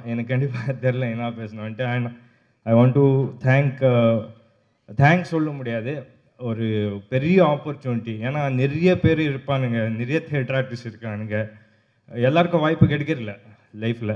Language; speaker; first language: Tamil; non-native, local second language; Kannada